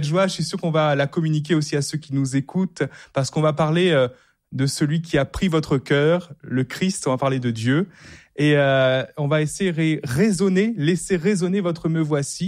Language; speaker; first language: French; native; French